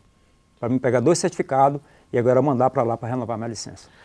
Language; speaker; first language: Portuguese; native; Portuguese